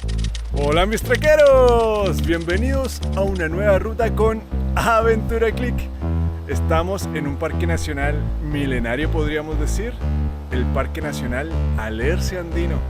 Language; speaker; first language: Spanish; native; Spanish